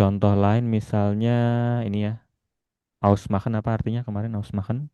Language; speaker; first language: Indonesian; native; Indonesian